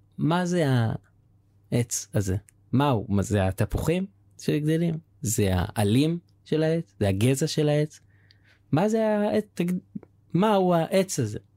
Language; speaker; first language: Hebrew; native; Hebrew